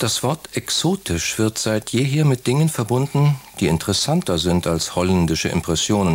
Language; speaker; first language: German; native; German